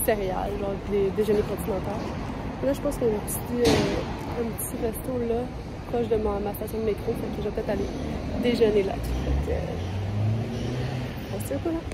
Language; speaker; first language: French; native; French